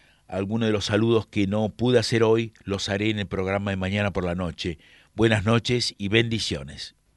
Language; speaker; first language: Spanish; native; Spanish